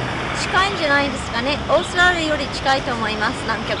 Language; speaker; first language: Japanese; non-native, fluent; English